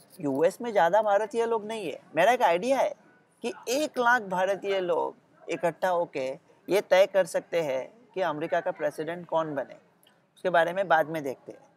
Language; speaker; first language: Hindi; non-native, local second language; Marathi